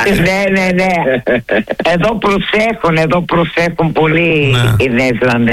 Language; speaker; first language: Greek; early bilingual, heritage; Greek